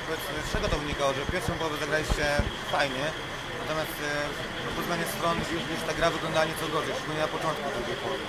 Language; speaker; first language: Polish; native; Polish